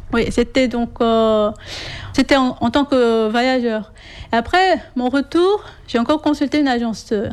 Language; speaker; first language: French; non-native, fluent; Korean